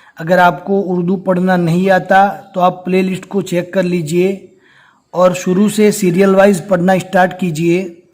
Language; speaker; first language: Hindi; native; Hindi